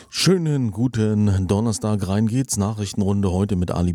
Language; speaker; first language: German; native; German